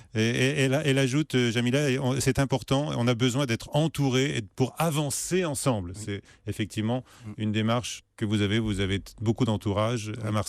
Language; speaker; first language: French; native; French